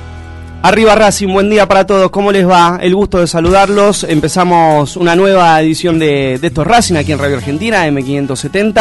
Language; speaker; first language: Spanish; native; Spanish